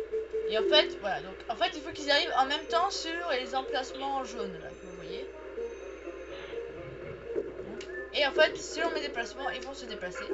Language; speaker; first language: French; native; French